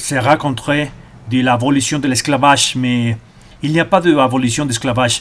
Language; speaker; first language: French; non-native, learner; Spanish